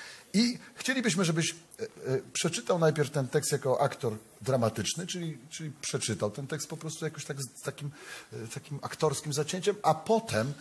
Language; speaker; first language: Polish; native; Polish